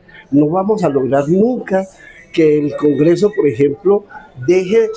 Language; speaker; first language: Spanish; native; Spanish